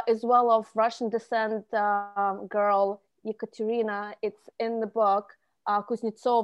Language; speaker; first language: English; non-native, fluent; Russian